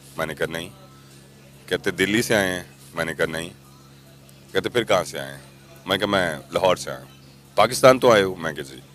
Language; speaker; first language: Urdu; non-native, local second language; Punjabi